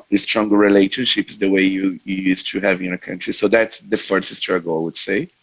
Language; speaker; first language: English; non-native, fluent; Portuguese